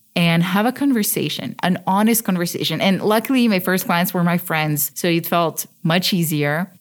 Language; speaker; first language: English; early bilingual, other home language; Russian